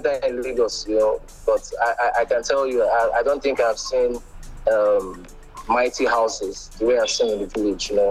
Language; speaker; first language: English; non-native, local second language; Igbo